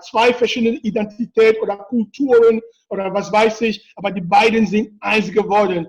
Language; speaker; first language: German; non-native, fluent; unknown